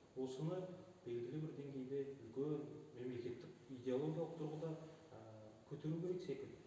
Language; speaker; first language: Kazakh; native; Kazakh